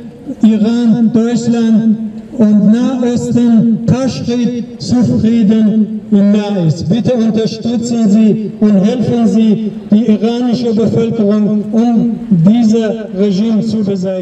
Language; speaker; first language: German; non-native, learner; Persian